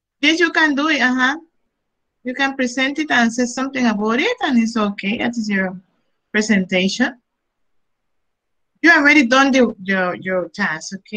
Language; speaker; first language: English; non-native, fluent; Spanish